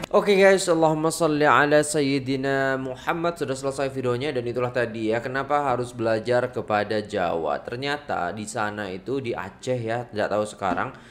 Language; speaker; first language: Indonesian; native; Indonesian